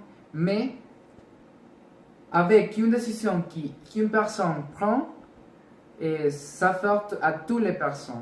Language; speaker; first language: French; non-native, learner; Spanish